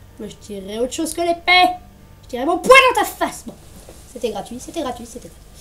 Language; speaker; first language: French; native; French